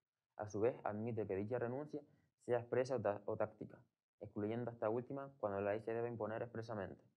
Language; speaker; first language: Spanish; native; Spanish